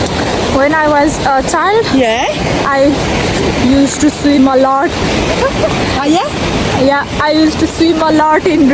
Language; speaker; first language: English; non-native, fluent; Nepali